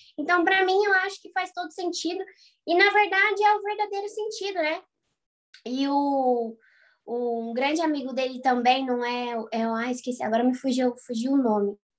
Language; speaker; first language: Portuguese; native; Portuguese